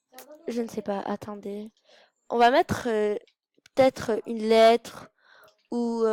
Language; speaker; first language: French; native; French